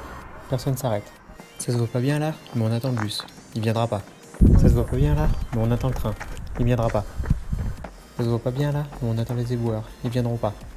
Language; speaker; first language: French; native; French